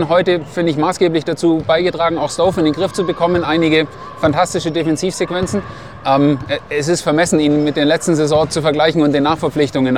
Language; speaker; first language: German; native; German